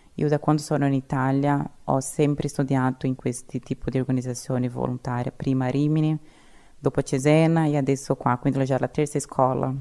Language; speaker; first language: Italian; non-native, fluent; Portuguese